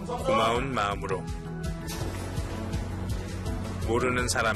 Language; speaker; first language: Korean; non-native, fluent; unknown